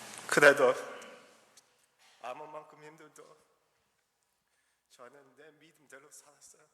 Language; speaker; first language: Korean; early bilingual, heritage; Korean